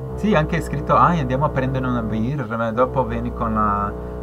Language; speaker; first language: Italian; non-native, fluent; Spanish